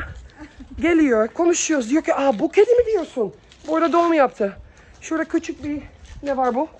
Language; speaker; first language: Turkish; early bilingual, heritage; Turkish